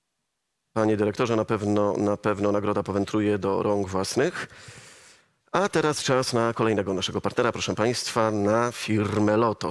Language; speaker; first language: Polish; native; Polish